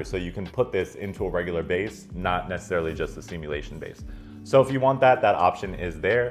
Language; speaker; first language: English; native; English